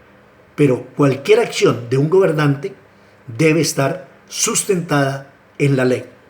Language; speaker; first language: Spanish; native; Spanish